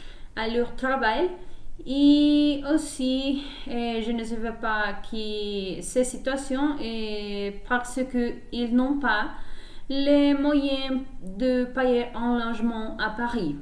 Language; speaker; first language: French; non-native, learner; Spanish